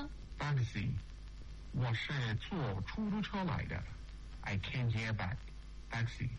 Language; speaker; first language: English; non-native, learner; Chinese